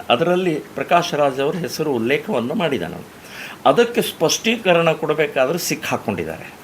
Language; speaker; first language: Kannada; native; Kannada